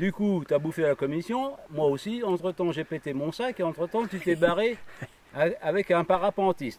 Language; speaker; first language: French; native; French